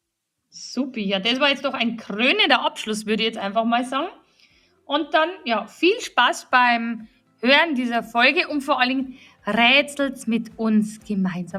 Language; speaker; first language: German; native; German